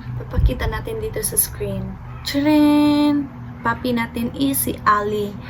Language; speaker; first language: Filipino; non-native, local second language; Cebuano